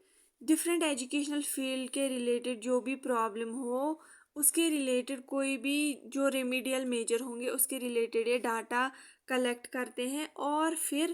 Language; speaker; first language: Hindi; native; Hindi